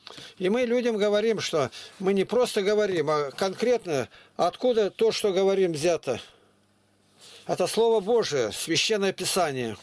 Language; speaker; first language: Russian; native; Russian